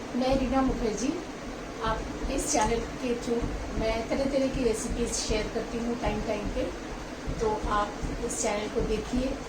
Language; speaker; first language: Hindi; non-native, local second language; Bangla